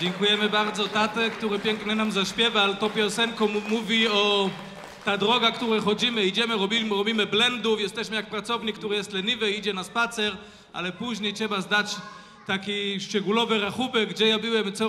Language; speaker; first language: Polish; non-native, fluent; Hebrew